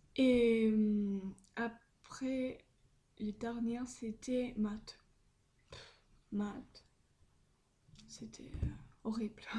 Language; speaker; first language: French; non-native, learner; Spanish